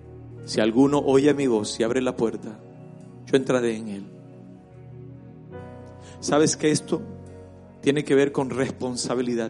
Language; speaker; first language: Spanish; native; Spanish